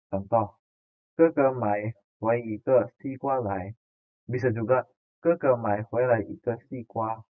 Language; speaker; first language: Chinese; non-native, fluent; Indonesian